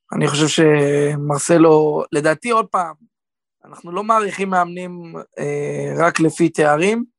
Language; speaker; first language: Hebrew; native; Hebrew